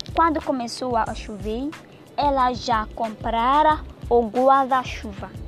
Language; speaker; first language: Portuguese; non-native, learner; Yoruba